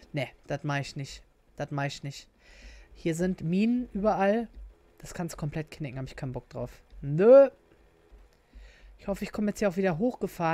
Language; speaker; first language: German; native; German